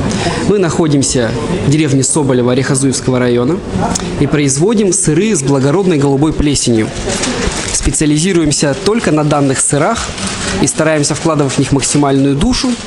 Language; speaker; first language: Russian; native; Russian